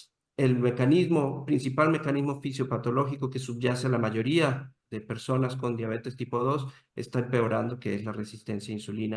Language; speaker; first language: Spanish; native; Spanish